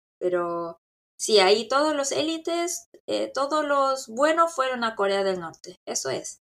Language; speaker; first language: Spanish; non-native, fluent; Korean